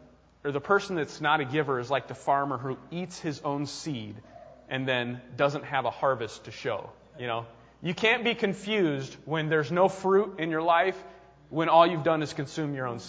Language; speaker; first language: English; native; English